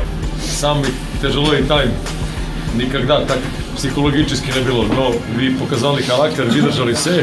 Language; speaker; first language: Russian; non-native, fluent; Serbian